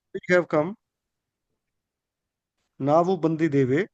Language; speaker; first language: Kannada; non-native, learner; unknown